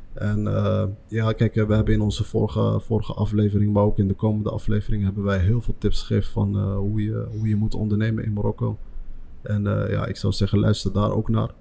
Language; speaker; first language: Dutch; early bilingual, other home language; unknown